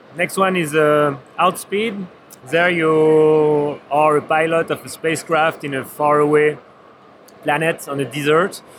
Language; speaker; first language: English; non-native, fluent; French